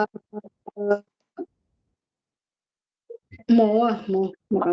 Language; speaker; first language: Cantonese; non-native, learner; Indonesian